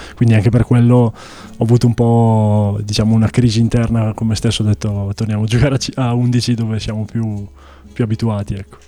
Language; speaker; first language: Italian; native; Italian